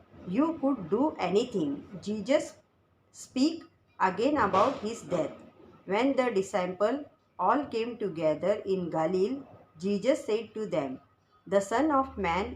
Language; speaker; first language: English; non-native, local second language; Hindi